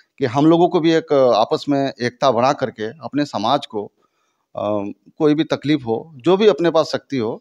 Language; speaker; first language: Hindi; native; Hindi